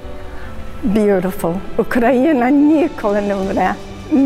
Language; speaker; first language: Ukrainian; early bilingual, heritage; English